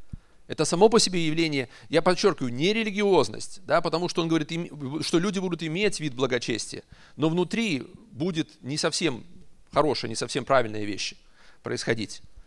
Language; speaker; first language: Russian; native; Russian